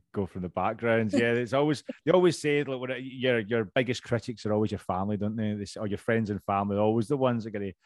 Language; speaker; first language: English; native; English